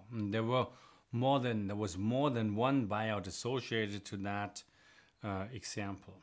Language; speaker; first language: English; non-native, fluent; German